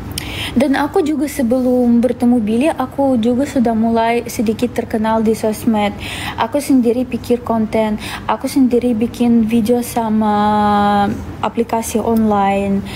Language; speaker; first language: Indonesian; non-native, fluent; Russian